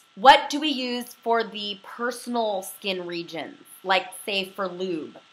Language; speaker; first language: English; native; English